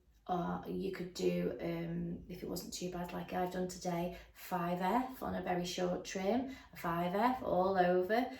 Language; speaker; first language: English; native; English